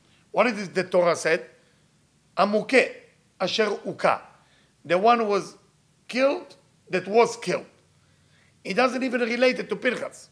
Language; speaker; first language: English; non-native, fluent; Hebrew